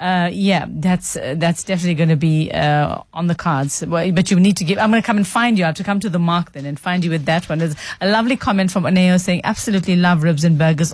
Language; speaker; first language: English; native; English